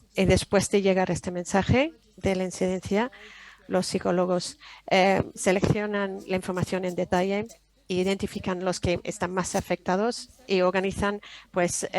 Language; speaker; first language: Spanish; non-native, fluent; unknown